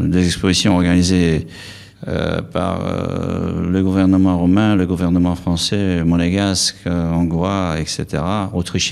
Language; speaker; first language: French; non-native, fluent; Romanian